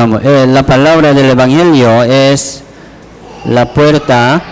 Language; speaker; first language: Spanish; non-native, learner; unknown